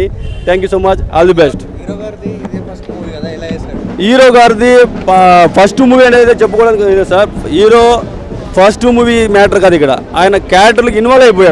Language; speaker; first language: Telugu; native; Telugu